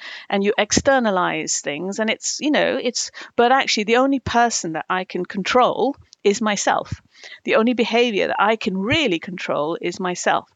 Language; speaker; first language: English; non-native, local second language; Tamil